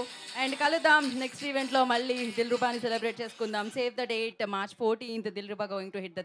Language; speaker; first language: Telugu; native; Telugu